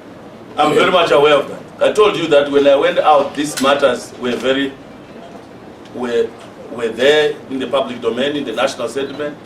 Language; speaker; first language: English; non-native, local second language; Shona